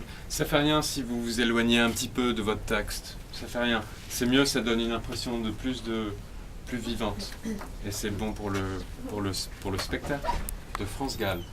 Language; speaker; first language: French; non-native, fluent; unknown